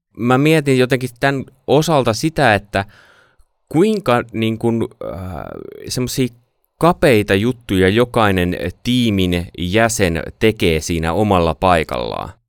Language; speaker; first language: Finnish; native; Finnish